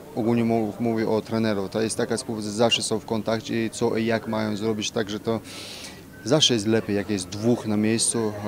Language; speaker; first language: Polish; non-native, fluent; Russian